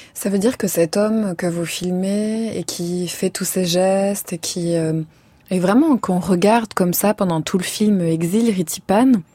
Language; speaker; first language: French; native; French